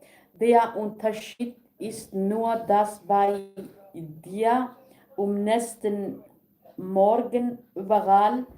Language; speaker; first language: German; non-native, learner; Kurdish